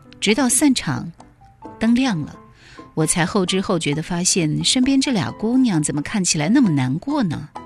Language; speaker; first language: Chinese; native; Chinese